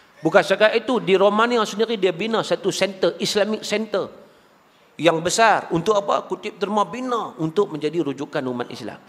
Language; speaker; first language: Malay; native; Malay